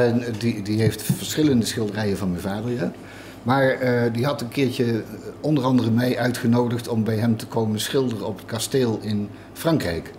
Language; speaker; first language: Dutch; native; Dutch